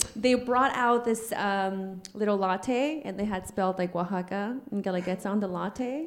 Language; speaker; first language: English; early bilingual, other home language; Spanish